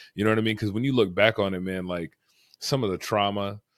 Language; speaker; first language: English; native; English